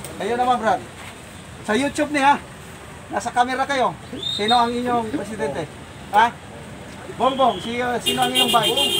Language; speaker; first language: Filipino; non-native, local second language; Iloko